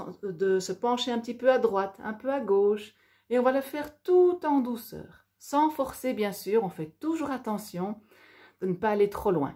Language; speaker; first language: French; native; French